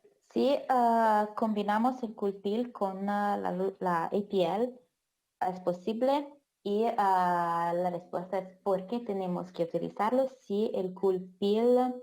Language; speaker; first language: Spanish; non-native, fluent; Italian